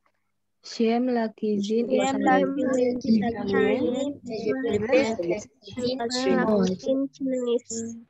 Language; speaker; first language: French; non-native, learner; Indonesian